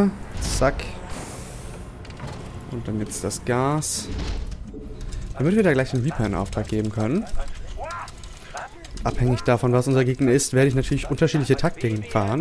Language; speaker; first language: German; native; German